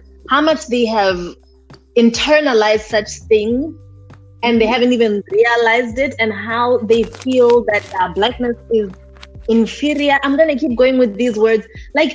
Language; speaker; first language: English; non-native, local second language; Tswana